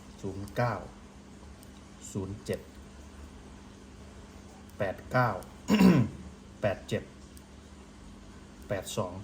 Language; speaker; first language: Thai; native; Thai